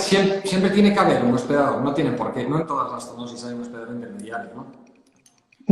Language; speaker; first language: Spanish; native; Spanish